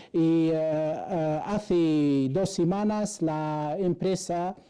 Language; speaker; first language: Spanish; non-native, fluent; Arabic